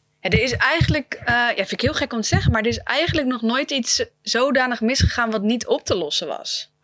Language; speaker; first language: Dutch; native; Dutch